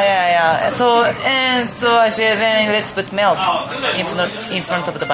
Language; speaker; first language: English; non-native, fluent; Japanese